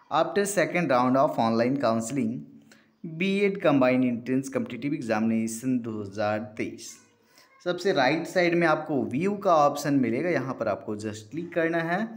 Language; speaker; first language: Hindi; native; Hindi